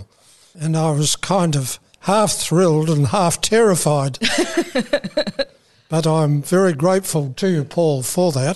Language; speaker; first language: English; native; English